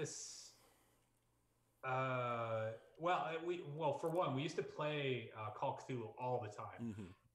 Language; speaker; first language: English; native; English